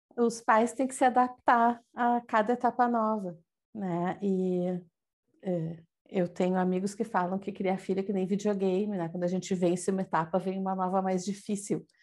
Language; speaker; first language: Portuguese; native; Portuguese